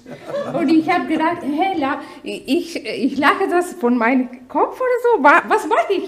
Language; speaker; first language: German; non-native, learner; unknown